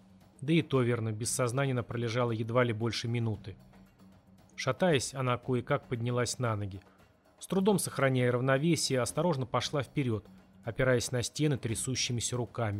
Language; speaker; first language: Russian; native; Russian